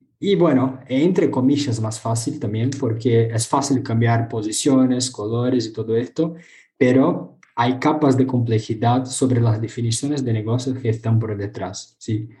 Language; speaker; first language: Spanish; non-native, fluent; Portuguese